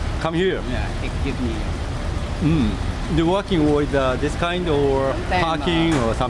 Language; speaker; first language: English; non-native, learner; Filipino